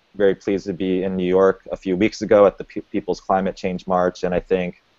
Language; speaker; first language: English; native; English